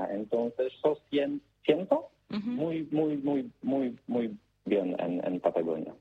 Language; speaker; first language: Spanish; non-native, learner; Polish